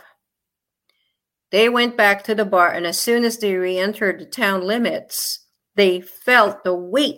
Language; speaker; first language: English; non-native, local second language; Filipino